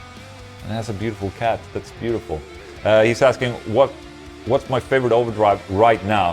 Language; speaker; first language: English; non-native, fluent; Swedish